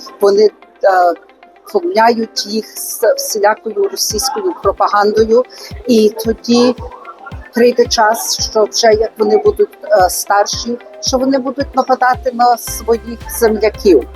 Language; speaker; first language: Ukrainian; early bilingual, heritage; Ukrainian